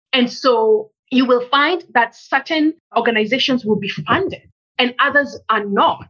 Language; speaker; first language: English; native; English